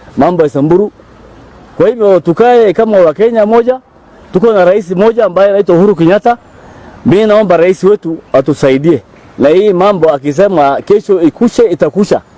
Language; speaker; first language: Swahili; non-native, local second language; Somali